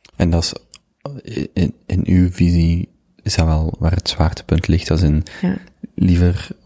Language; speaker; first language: Dutch; native; Dutch